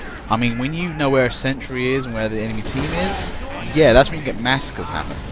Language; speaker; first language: English; native; English